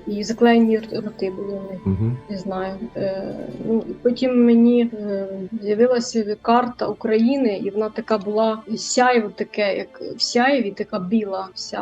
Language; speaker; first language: Ukrainian; native; Ukrainian